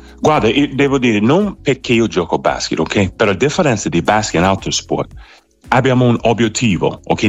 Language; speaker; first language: Italian; non-native, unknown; English